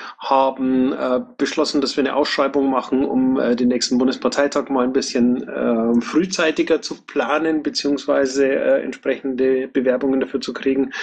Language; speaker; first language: German; native; German